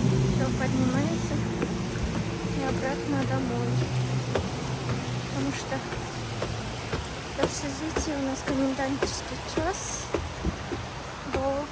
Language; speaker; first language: Russian; non-native, local second language; Kazakh